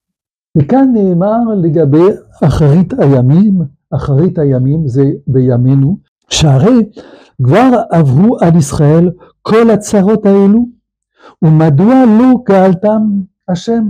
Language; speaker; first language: Hebrew; non-native, fluent; French